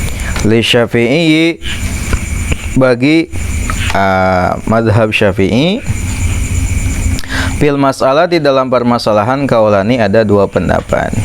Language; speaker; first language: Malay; non-native, local second language; Sundanese